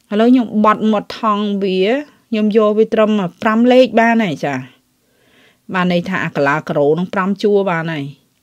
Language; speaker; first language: Khmer; native; Khmer